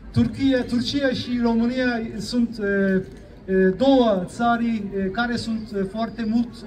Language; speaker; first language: Romanian; non-native, learner; Turkish